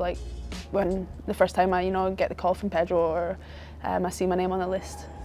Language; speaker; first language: English; native; English